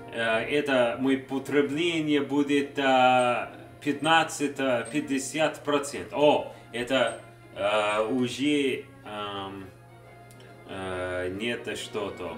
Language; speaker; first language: Russian; non-native, learner; English